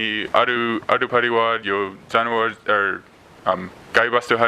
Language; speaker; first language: Nepali; non-native, learner; English